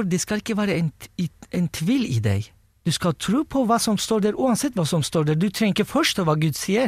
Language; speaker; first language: Norwegian; non-native, fluent; Turkish